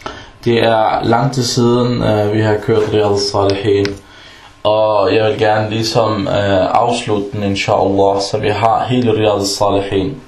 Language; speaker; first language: Danish; early bilingual, other home language; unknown